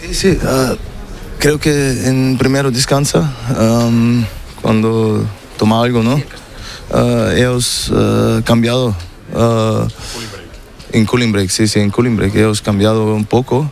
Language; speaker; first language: Spanish; non-native, learner; German